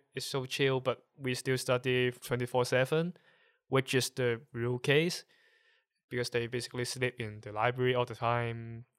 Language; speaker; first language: English; non-native, local second language; Cantonese